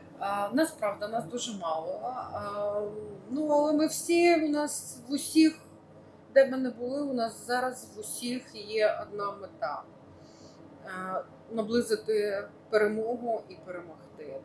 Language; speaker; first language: Ukrainian; native; Ukrainian